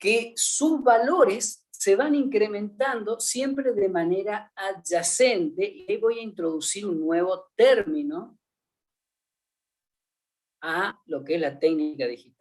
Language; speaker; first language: Spanish; native; Spanish